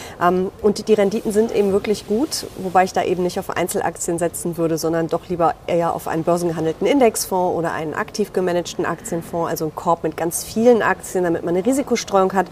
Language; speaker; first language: German; native; German